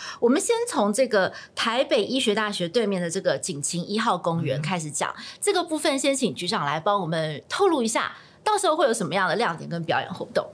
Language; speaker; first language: Chinese; native; Chinese